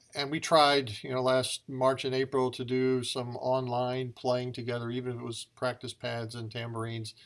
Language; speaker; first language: English; native; English